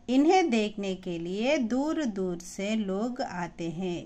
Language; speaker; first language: Hindi; non-native, local second language; Telugu